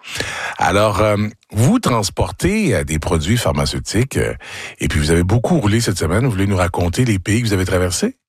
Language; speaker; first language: French; native; French